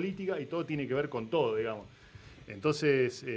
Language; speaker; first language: Spanish; native; Spanish